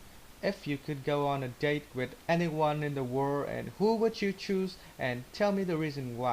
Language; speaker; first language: English; non-native, learner; Vietnamese